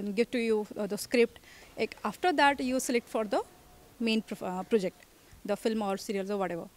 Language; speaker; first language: English; non-native, local second language; Odia